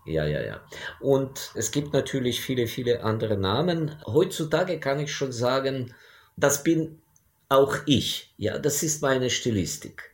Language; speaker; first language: German; non-native, fluent; Ukrainian